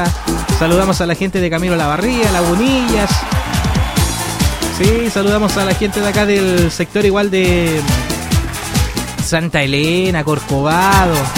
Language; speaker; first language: Spanish; native; Spanish